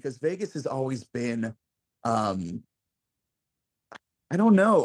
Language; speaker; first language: English; native; English